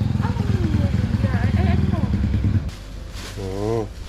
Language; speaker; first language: English; non-native, learner; Thai